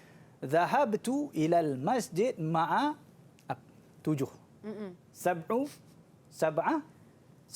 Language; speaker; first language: Arabic; non-native, fluent; Malay